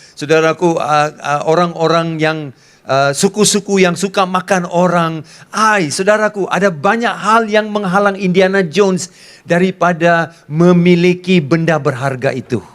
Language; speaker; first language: Malay; non-native, local second language; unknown